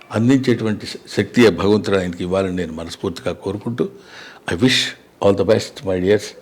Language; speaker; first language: Telugu; native; Telugu